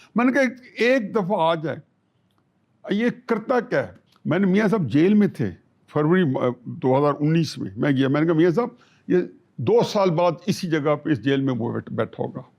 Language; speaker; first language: Urdu; non-native, local second language; Punjabi